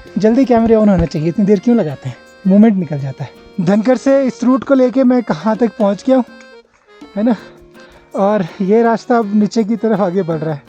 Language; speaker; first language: Hindi; native; Hindi